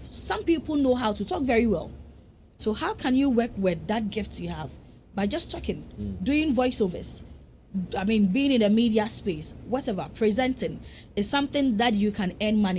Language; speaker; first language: English; non-native, local second language; Akan